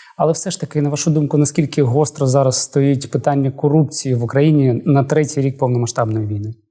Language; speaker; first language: Ukrainian; native; Ukrainian